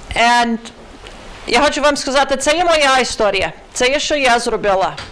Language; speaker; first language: Ukrainian; early bilingual, heritage; Ukrainian